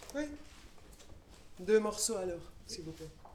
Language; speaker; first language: French; non-native, local second language; Dutch